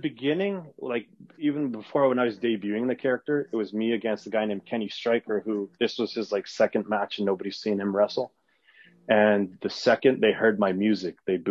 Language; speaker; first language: English; non-native, fluent; Arabic